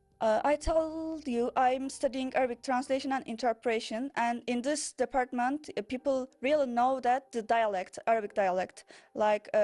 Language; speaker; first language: English; non-native, learner; Turkish